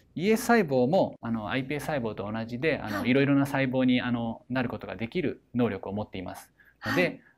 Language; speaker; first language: Japanese; native; Japanese